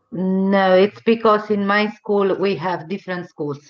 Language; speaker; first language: English; non-native, fluent; Italian